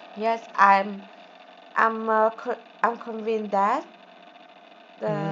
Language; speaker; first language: English; non-native, learner; Vietnamese